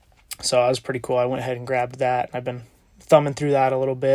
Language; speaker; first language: English; native; English